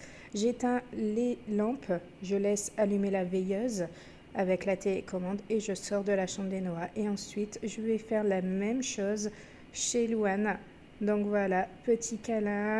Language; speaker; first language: French; native; French